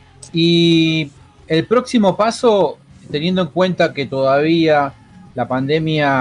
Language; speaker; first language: Spanish; native; Spanish